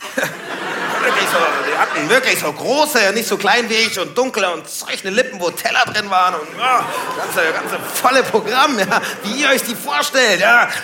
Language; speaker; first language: German; early bilingual, other home language; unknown